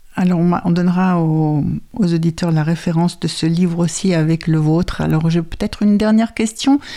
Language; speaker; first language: French; native; French